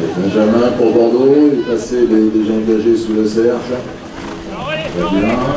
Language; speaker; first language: French; native; French